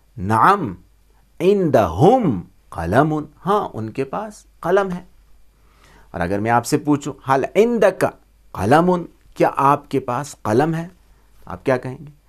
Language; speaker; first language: Urdu; native; Urdu